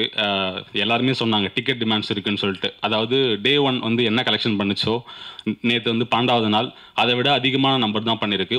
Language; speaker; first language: Tamil; native; Tamil